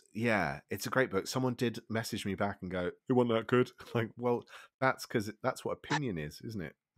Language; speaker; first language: English; native; English